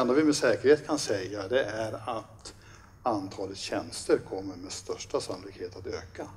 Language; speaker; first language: Swedish; native; Swedish